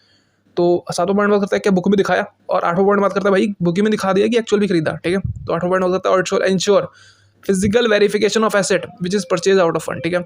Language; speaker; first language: Hindi; native; Hindi